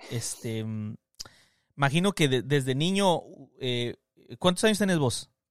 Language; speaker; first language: Spanish; native; Spanish